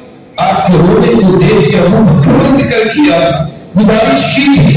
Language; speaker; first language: Urdu; native; Urdu